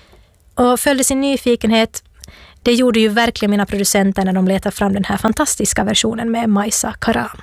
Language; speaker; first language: Swedish; native; Swedish